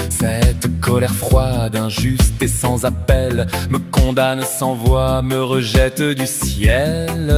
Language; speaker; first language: French; native; French